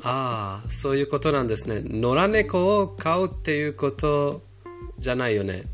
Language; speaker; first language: Japanese; non-native, fluent; Persian